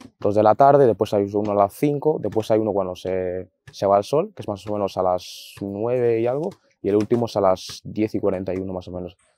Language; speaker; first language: Spanish; early bilingual, other home language; Arabic